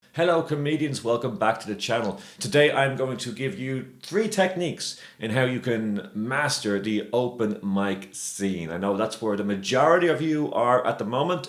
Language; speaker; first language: English; native; English